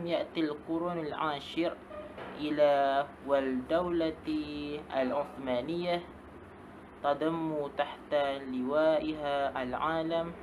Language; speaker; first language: Arabic; non-native, learner; Malay